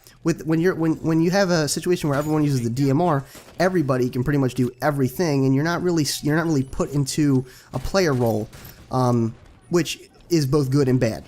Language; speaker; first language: English; native; English